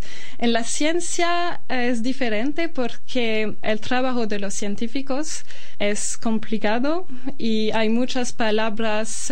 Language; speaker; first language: Spanish; non-native, fluent; Albanian